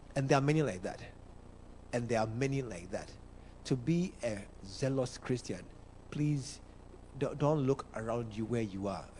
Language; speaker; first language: English; non-native, local second language; Akan